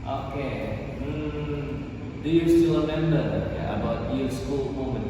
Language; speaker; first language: English; non-native, learner; Indonesian